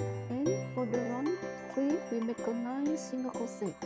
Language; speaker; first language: English; non-native, learner; Indonesian